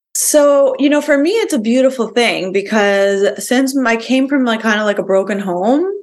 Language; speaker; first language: English; early bilingual, other home language; Spanish